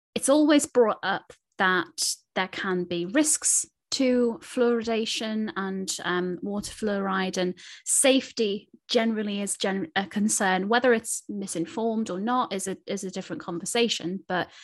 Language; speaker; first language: English; native; English